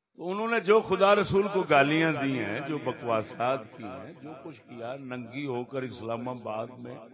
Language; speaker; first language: Urdu; non-native, local second language; Punjabi